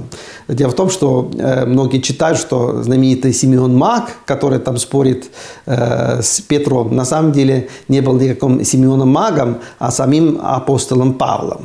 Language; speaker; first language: Russian; non-native, fluent; Estonian